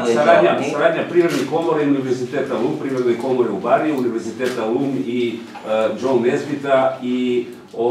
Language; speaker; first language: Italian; non-native, learner; Serbian